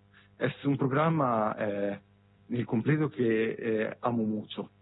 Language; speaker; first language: Spanish; non-native, fluent; Italian